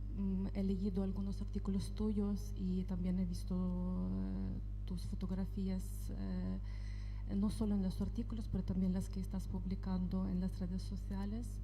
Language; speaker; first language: Spanish; non-native, fluent; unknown